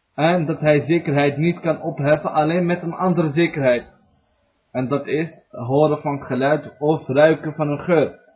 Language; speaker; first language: Dutch; early bilingual, other home language; Arabic